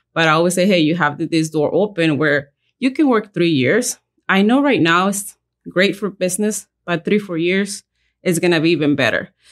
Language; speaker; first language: English; early bilingual, other home language; Spanish